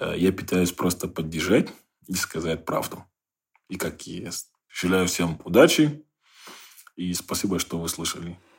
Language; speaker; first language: Russian; non-native, fluent; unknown